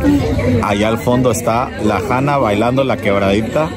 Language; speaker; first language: Spanish; native; Spanish